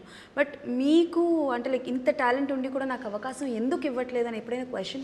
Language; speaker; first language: Telugu; native; Telugu